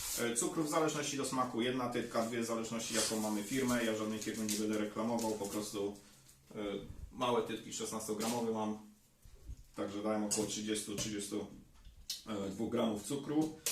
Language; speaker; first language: Polish; native; Polish